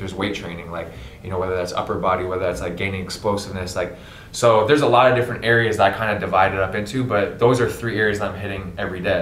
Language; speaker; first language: English; native; English